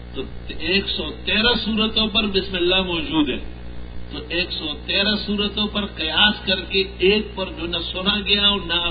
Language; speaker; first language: Urdu; non-native, local second language; Pashto